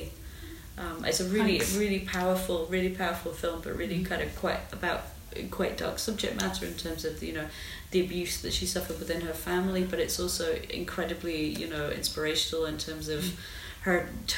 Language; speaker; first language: English; native; English